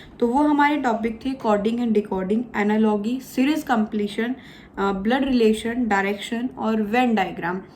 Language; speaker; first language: Hindi; native; Hindi